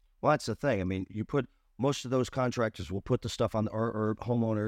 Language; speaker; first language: English; native; English